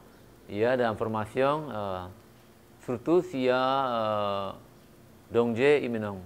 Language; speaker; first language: French; non-native, fluent; Indonesian